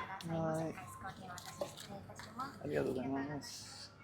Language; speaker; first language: Japanese; non-native, learner; English